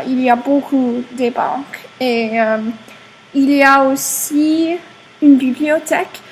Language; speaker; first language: French; non-native, learner; English